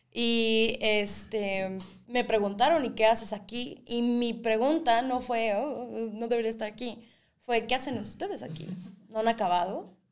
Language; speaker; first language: Spanish; native; Spanish